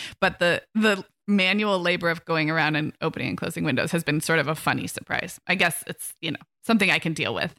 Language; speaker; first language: English; native; English